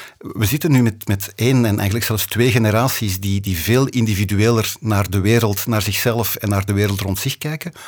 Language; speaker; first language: Dutch; native; Dutch